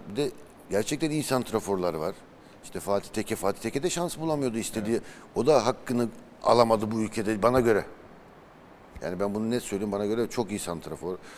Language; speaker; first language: Turkish; early bilingual, heritage; Turkish